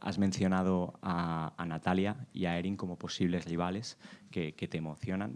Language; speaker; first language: Spanish; native; Spanish